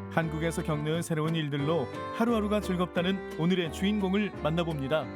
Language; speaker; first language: Korean; native; Korean